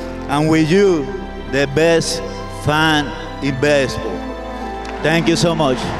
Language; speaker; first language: English; non-native, fluent; Spanish